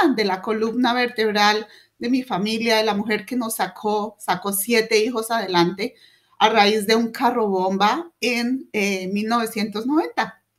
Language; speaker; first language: Spanish; native; Spanish